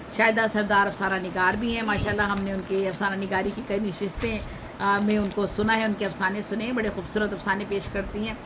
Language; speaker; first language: Urdu; native; Urdu